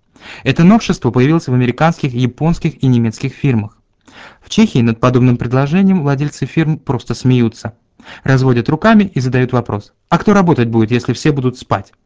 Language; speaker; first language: Russian; native; Russian